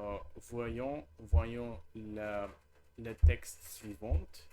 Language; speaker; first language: French; non-native, learner; Russian